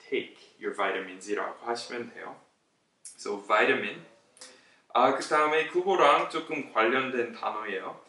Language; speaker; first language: Korean; non-native, fluent; English